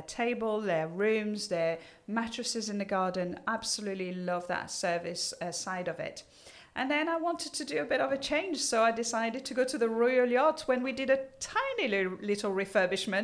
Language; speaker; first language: English; non-native, fluent; French